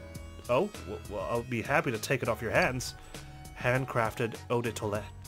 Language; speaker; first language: English; native; English